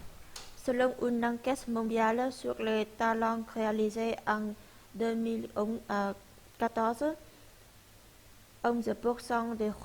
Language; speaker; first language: French; non-native, learner; Vietnamese